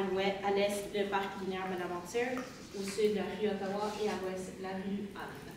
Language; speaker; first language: French; native; French